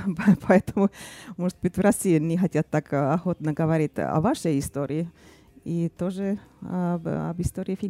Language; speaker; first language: Russian; non-native, fluent; Finnish